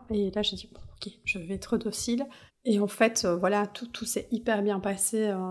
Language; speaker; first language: French; native; French